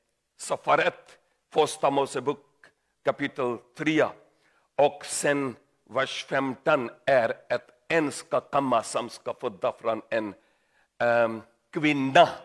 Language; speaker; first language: Swedish; non-native, learner; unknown